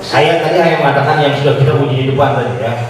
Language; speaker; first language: Indonesian; native; Indonesian